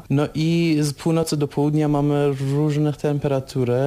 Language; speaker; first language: Polish; non-native, fluent; Persian